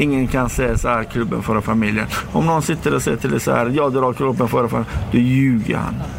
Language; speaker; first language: Swedish; early bilingual, other home language; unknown